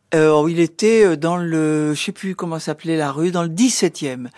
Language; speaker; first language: French; native; French